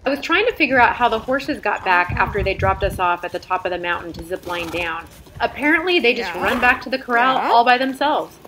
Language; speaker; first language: English; native; English